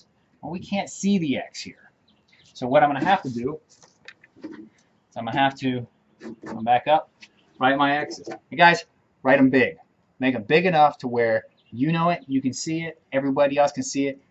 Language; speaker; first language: English; native; English